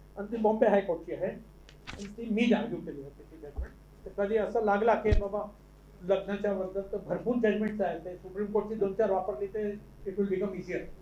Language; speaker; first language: Marathi; non-native, local second language; Urdu